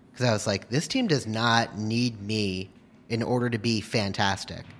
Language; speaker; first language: English; native; English